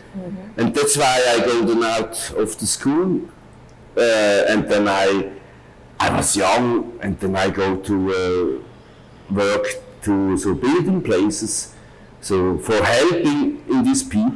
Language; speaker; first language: English; non-native, learner; German